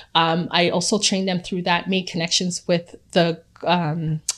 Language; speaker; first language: English; early bilingual, other home language; Akan